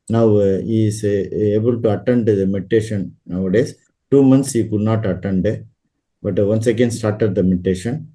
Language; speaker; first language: English; non-native, local second language; Tamil